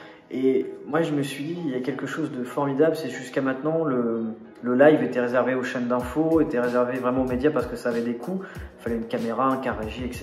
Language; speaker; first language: French; native; French